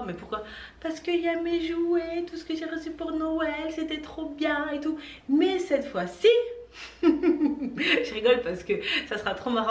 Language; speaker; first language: French; native; French